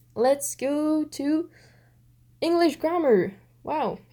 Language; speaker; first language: English; non-native, fluent; French